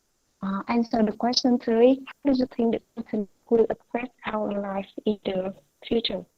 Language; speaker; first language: English; non-native, fluent; Vietnamese